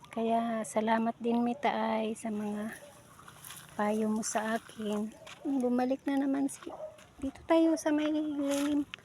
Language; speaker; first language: Filipino; non-native, local second language; Iloko